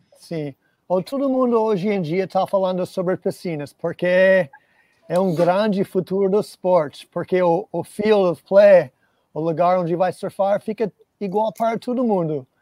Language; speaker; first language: Portuguese; non-native, fluent; English